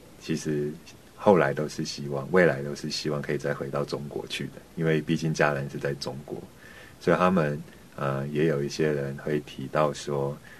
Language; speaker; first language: Chinese; native; Chinese